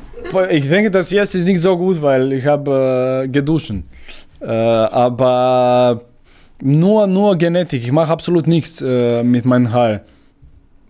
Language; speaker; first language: German; non-native, learner; Croatian